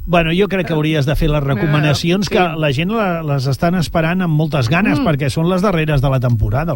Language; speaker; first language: Catalan; native; Catalan